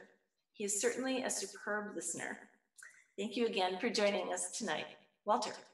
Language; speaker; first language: English; native; English